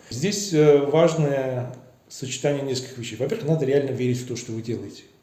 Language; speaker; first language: Russian; early bilingual, other home language; Armenian